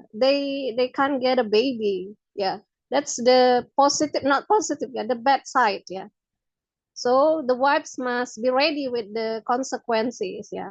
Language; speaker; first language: English; non-native, local second language; Indonesian